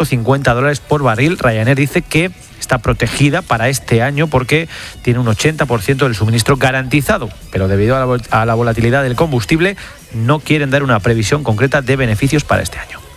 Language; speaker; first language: Spanish; native; Spanish